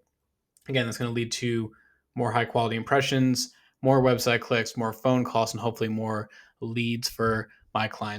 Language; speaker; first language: English; native; English